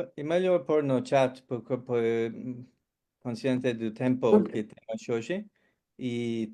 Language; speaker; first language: Portuguese; non-native, fluent; English